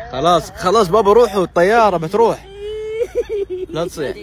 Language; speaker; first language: Arabic; native; Arabic